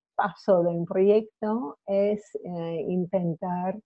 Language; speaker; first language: Spanish; non-native, fluent; English